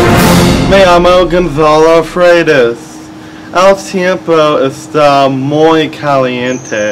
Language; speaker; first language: Spanish; non-native, learner; English